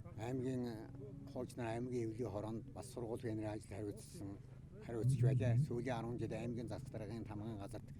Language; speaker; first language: Mongolian; native; Mongolian